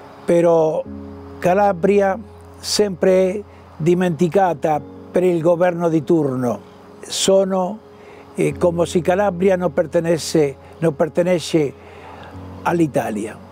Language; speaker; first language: Italian; early bilingual, heritage; Italian